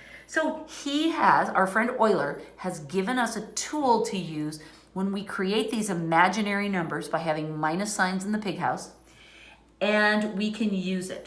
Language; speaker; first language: English; native; English